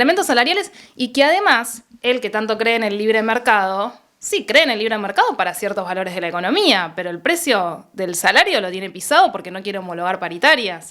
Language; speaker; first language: Spanish; native; Spanish